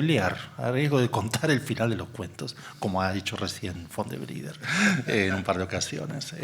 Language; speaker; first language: Spanish; native; Spanish